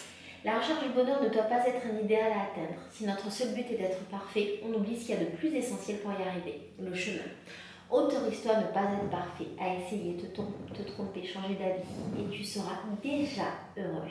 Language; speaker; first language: French; native; French